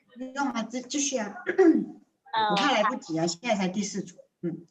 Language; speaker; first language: Chinese; native; Chinese